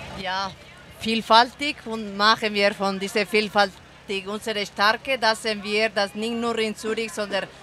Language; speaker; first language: German; non-native, fluent; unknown